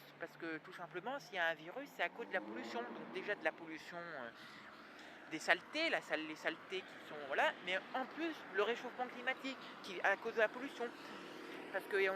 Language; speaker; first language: French; native; French